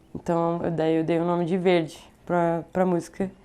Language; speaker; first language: Portuguese; native; Portuguese